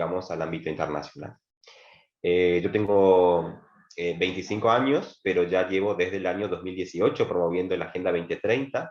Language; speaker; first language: Spanish; native; Spanish